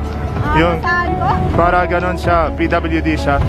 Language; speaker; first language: Filipino; non-native, learner; Arabic